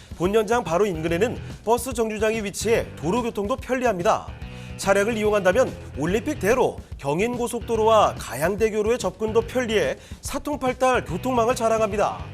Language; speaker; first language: Korean; native; Korean